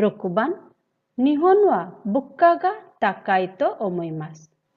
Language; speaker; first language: Japanese; non-native, fluent; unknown